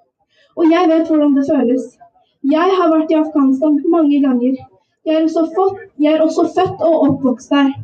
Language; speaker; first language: Norwegian; early bilingual, other home language; Persian